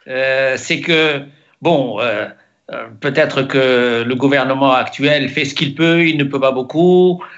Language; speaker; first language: French; non-native, local second language; Arabic